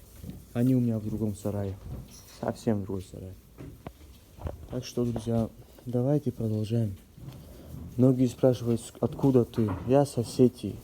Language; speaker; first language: Russian; non-native, local second language; Ossetic